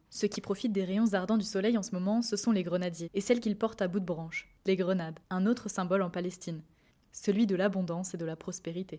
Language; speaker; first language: French; native; French